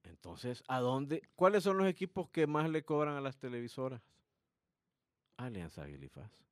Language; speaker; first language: Spanish; native; Spanish